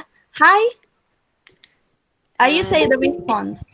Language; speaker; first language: English; non-native, fluent; Indonesian